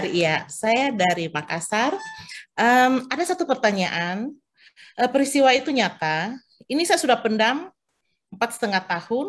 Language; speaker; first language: Indonesian; native; Indonesian